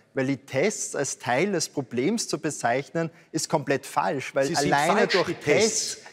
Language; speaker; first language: German; native; German